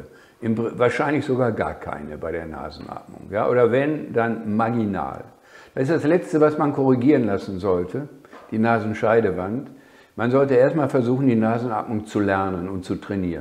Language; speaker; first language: German; native; German